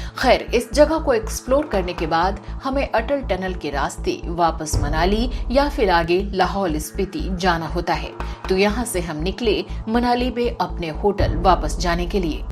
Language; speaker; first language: Hindi; native; Hindi